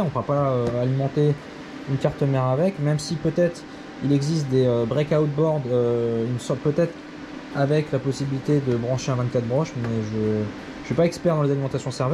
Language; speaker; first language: French; native; French